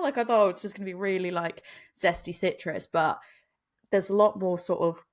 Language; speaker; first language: English; native; English